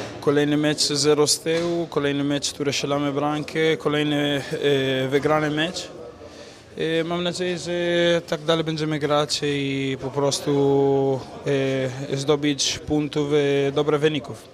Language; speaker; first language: Polish; non-native, learner; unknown